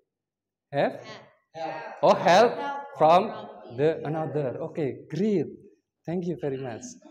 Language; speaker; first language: English; non-native, learner; Indonesian